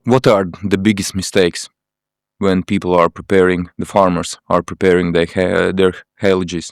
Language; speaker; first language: English; non-native, fluent; Latvian